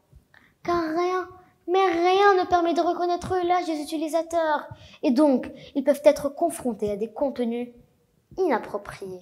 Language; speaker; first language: French; non-native, local second language; Arabic